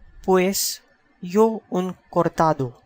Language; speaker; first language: Spanish; non-native, fluent; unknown